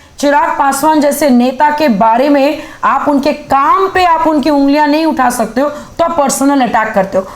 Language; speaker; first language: Hindi; native; Hindi